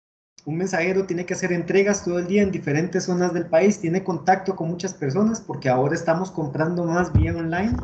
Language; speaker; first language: Spanish; native; Spanish